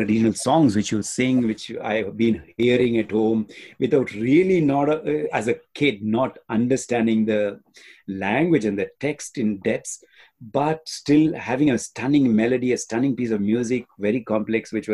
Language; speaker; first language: English; non-native, local second language; Tamil